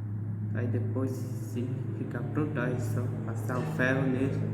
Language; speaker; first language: Portuguese; non-native, local second language; Guarani